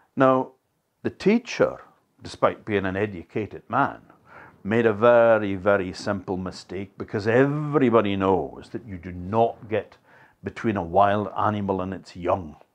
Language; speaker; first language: English; native; English